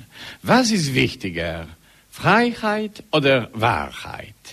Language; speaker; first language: German; non-native, learner; Polish